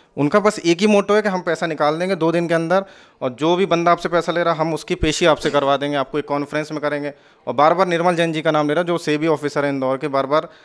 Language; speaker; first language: Hindi; native; Hindi